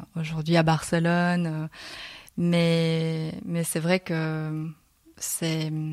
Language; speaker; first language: French; native; French